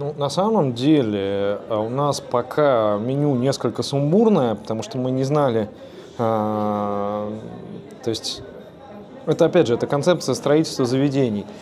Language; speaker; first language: Russian; native; Russian